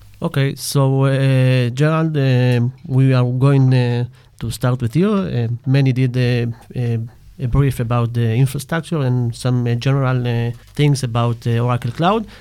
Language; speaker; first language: English; non-native, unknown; Hebrew